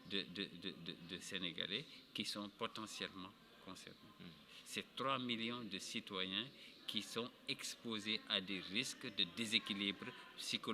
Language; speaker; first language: French; non-native, local second language; Wolof